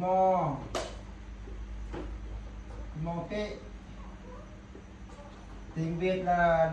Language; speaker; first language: Vietnamese; non-native, local second language; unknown